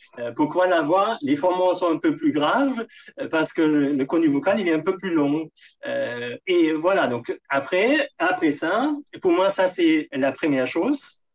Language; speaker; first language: French; non-native, fluent; German